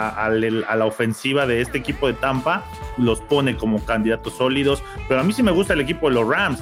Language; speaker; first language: Spanish; native; Spanish